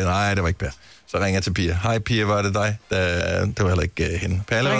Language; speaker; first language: Danish; native; Danish